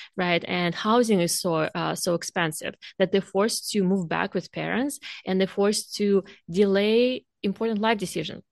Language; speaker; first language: English; non-native, fluent; Russian